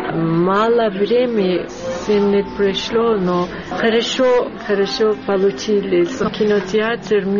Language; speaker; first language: Russian; non-native, learner; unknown